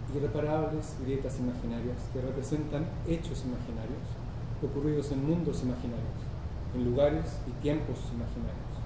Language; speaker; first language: Spanish; early bilingual, heritage; Spanish